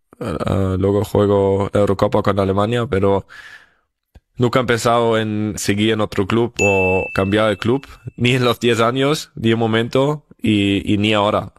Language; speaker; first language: Spanish; non-native, fluent; German